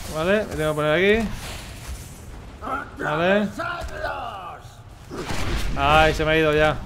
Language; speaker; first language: Spanish; native; Spanish